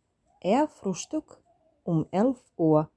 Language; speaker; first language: German; non-native, fluent; Serbian